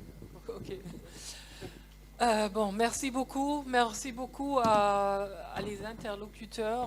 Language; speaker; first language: French; non-native, fluent; German